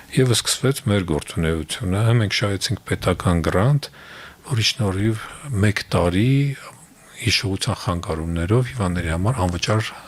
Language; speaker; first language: Armenian; native; Armenian